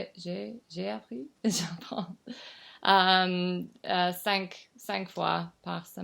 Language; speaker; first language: French; non-native, learner; English